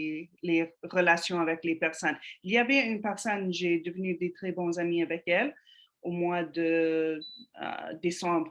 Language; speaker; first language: French; non-native, fluent; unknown